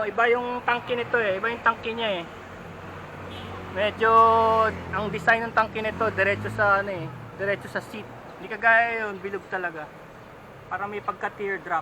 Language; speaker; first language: Filipino; native; Filipino